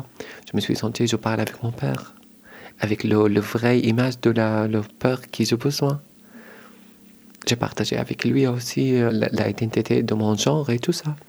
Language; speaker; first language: French; non-native, learner; Arabic